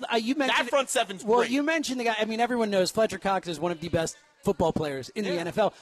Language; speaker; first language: English; native; English